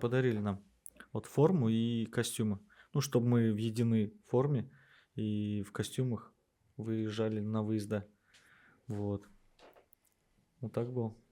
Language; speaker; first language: Russian; native; Russian